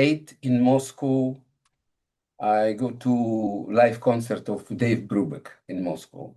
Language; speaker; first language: English; non-native, learner; Russian